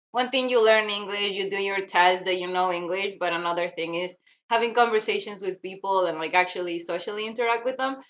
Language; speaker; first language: English; non-native, fluent; Spanish